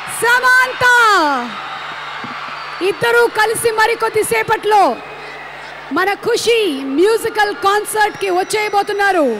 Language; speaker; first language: Telugu; native; Telugu